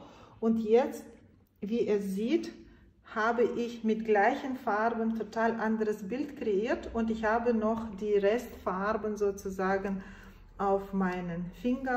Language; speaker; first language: German; non-native, fluent; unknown